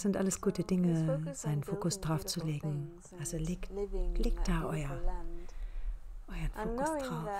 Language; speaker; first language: German; native; German